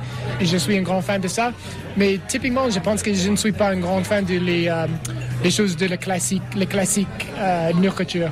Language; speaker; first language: French; non-native, learner; English